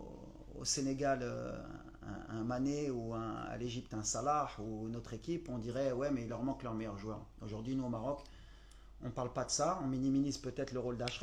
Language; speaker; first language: French; native; French